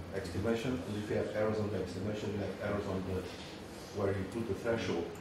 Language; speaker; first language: English; non-native, fluent; Portuguese